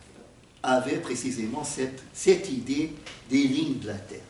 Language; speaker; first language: French; non-native, fluent; Portuguese